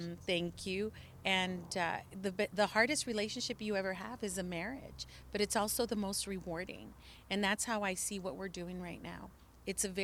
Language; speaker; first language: English; early bilingual, other home language; Spanish